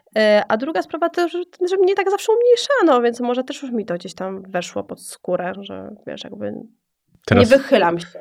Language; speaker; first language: Polish; native; Polish